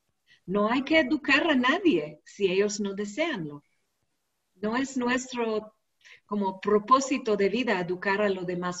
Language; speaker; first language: Spanish; non-native, learner; English